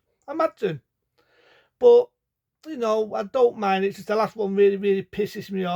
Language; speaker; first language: English; native; English